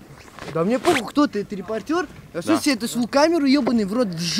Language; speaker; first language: Russian; native; Russian